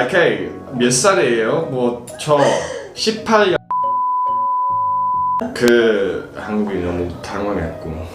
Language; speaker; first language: Korean; non-native, fluent; English